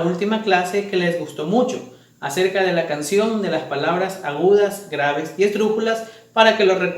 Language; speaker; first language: Spanish; native; Spanish